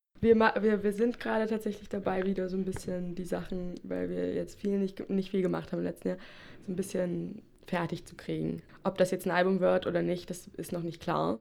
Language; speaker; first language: German; non-native, local second language; Upper Sorbian